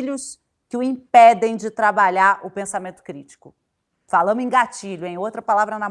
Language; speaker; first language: Portuguese; native; Portuguese